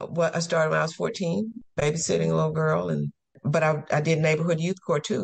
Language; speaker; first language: English; native; English